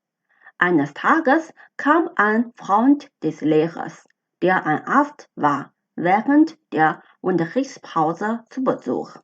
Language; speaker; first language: German; non-native, fluent; Chinese